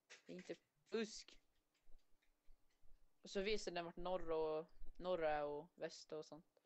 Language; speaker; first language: Swedish; native; Swedish